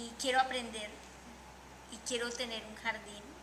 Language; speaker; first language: Spanish; native; Spanish